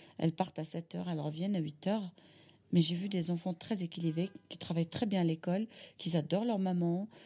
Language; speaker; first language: French; non-native, local second language; Kabyle